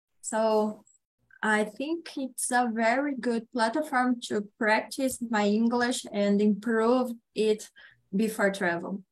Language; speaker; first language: English; non-native, learner; Portuguese